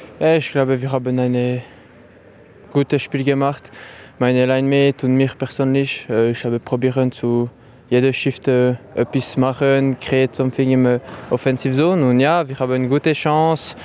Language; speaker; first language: German; non-native, learner; French